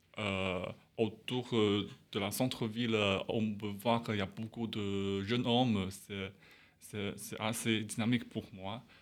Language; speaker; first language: French; non-native, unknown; Chinese